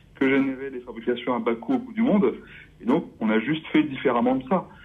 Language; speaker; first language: French; native; French